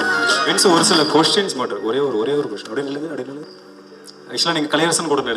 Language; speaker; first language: Tamil; native; Tamil